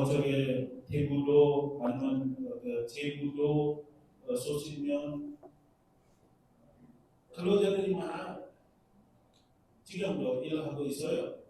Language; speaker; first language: Korean; non-native, learner; Indonesian